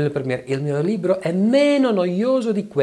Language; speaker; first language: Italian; non-native, fluent; Russian